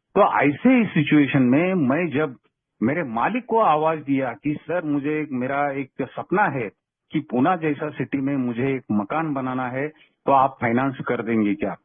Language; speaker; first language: Hindi; non-native, local second language; Kannada